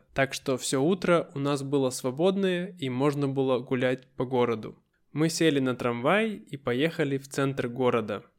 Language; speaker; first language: Russian; native; Russian